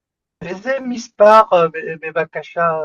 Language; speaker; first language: Hebrew; non-native, learner; French